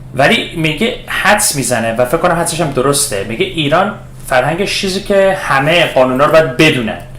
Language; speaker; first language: Persian; early bilingual, heritage; Persian